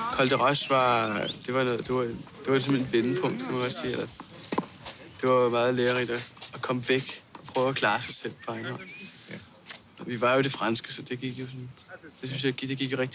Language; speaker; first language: Danish; native; Danish